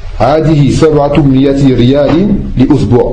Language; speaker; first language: Arabic; non-native, fluent; French